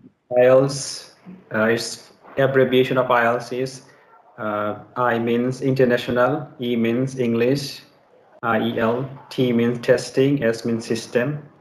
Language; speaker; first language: English; non-native, learner; Bangla